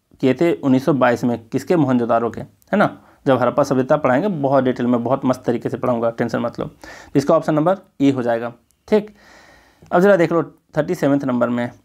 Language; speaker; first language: Hindi; native; Hindi